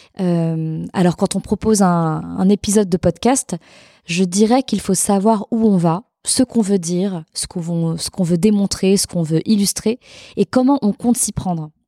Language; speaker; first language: French; native; French